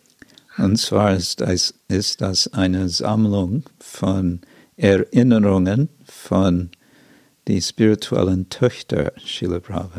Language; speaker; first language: German; non-native, fluent; English